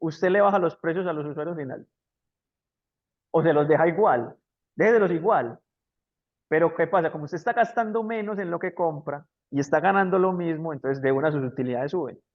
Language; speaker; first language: Spanish; native; Spanish